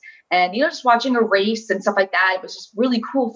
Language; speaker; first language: English; native; English